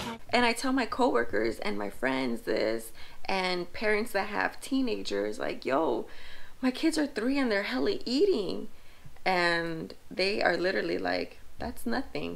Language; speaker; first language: English; early bilingual, other home language; Spanish